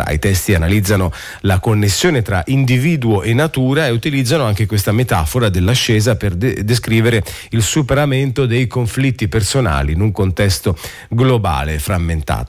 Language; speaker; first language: Italian; native; Italian